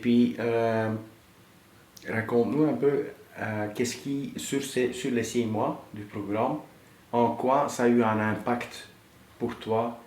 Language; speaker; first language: French; native; French